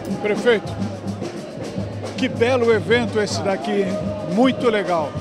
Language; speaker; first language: Portuguese; native; Portuguese